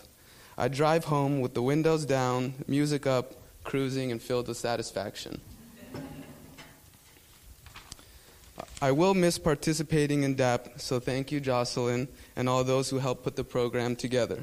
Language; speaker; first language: English; early bilingual, other home language; Spanish